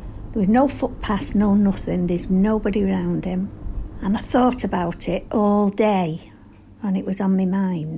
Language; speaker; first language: English; native; English